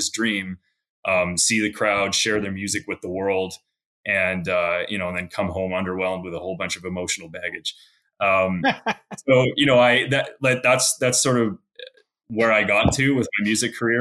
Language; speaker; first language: English; native; English